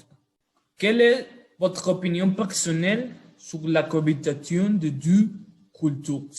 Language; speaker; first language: French; non-native, learner; Spanish